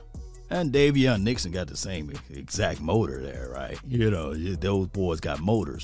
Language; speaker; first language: English; native; English